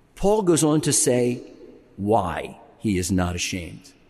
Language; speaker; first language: English; native; English